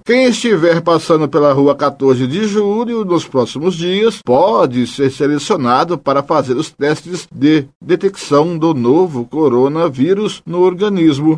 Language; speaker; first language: Portuguese; native; Portuguese